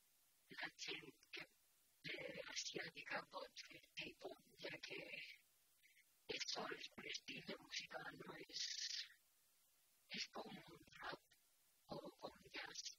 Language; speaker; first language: Catalan; non-native, local second language; Spanish